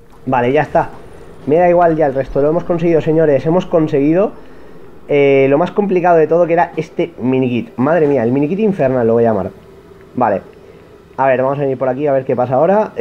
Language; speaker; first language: Spanish; native; Spanish